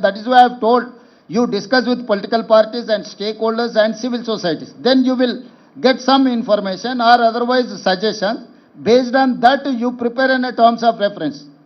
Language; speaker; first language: English; non-native, local second language; Telugu